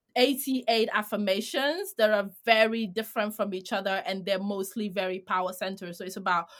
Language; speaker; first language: English; non-native, fluent; Greek